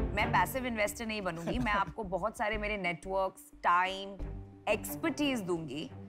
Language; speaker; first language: Hindi; native; Hindi